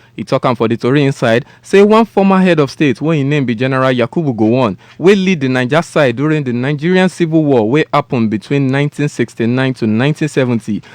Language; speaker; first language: Nigerian Pidgin; non-native, local second language; Yoruba